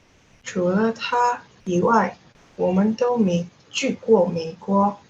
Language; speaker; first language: Chinese; non-native, learner; Indonesian